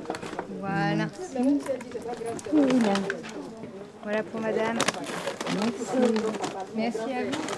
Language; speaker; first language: French; native; French